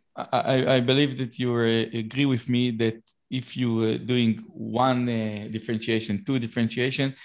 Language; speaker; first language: English; non-native, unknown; Hebrew